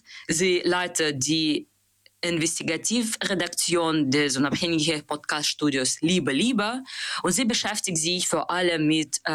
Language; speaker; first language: German; non-native, learner; Russian